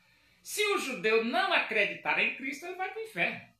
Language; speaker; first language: Portuguese; native; Portuguese